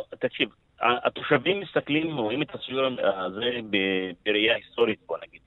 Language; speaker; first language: Hebrew; non-native, local second language; Arabic